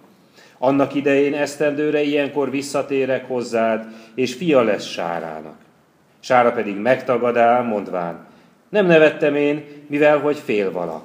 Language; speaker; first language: Hungarian; native; Hungarian